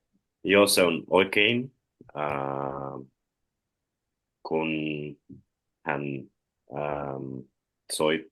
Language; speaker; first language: Finnish; non-native, learner; Russian